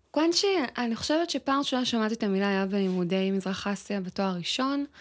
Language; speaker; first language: Hebrew; native; Hebrew